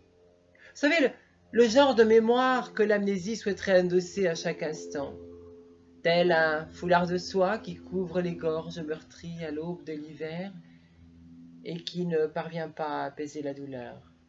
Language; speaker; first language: French; native; French